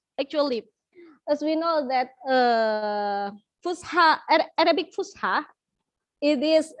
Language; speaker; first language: English; non-native, learner; Indonesian